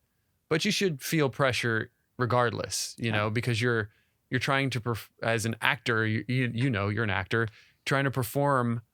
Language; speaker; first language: English; native; English